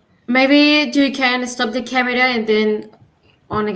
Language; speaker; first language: English; non-native, learner; Spanish